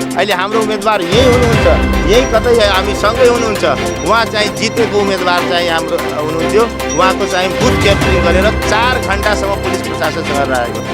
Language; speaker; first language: Nepali; non-native, local second language; Maithili